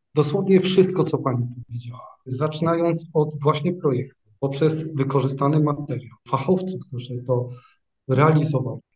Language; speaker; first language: Polish; native; Polish